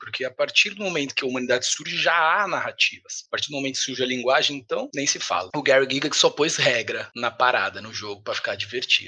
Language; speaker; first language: Portuguese; native; Portuguese